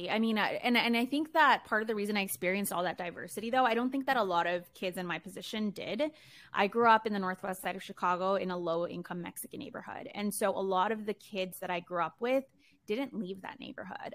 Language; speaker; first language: English; early bilingual, other home language; Spanish